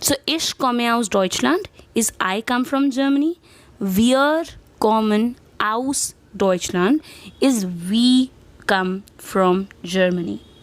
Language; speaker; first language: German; non-native, fluent; Hindi